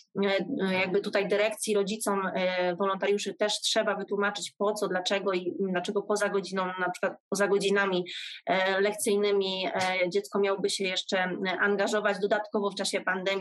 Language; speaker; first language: Polish; native; Polish